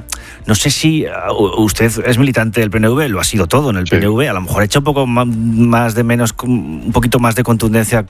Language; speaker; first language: Spanish; native; Spanish